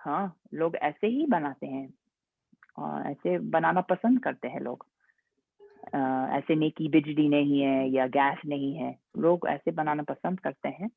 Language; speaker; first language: Hindi; non-native, fluent; English